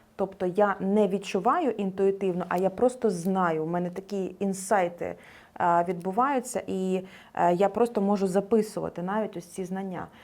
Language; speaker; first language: Ukrainian; non-native, local second language; Russian